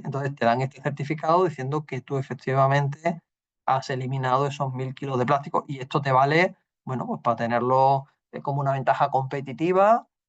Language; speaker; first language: Spanish; native; Spanish